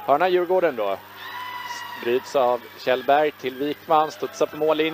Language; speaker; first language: Swedish; native; Swedish